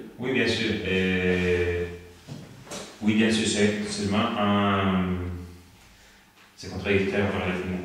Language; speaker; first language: French; non-native, learner; Spanish